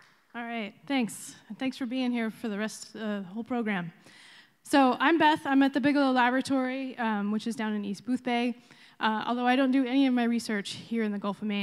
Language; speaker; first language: English; native; English